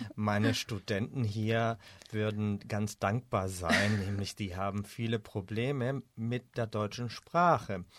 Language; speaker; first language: German; non-native, fluent; Spanish